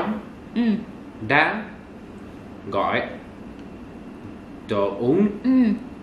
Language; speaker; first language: Vietnamese; non-native, learner; English